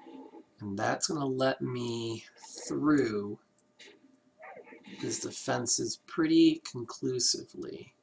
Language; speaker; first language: English; native; English